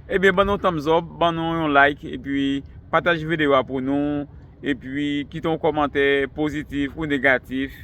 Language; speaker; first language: French; non-native, learner; Haitian Creole